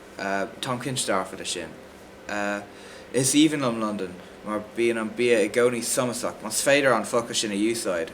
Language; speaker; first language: Irish; non-native, local second language; English